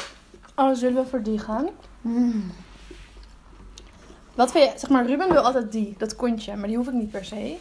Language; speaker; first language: Dutch; native; Dutch